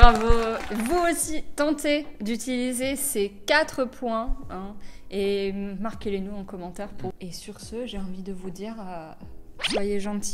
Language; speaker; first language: French; native; French